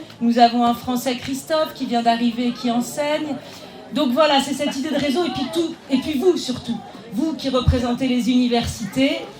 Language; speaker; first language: French; native; French